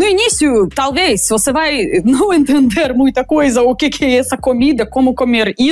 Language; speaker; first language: Portuguese; non-native, fluent; Russian